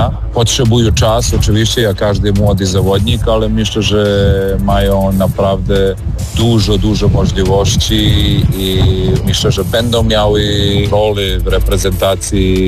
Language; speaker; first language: Polish; non-native, fluent; Serbian